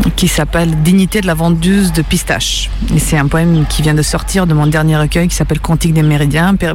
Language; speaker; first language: French; early bilingual, other home language; Serbian